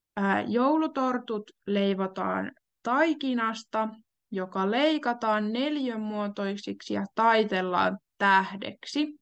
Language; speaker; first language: Finnish; native; Finnish